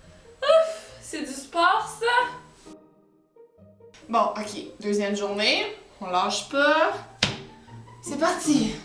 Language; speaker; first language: French; native; French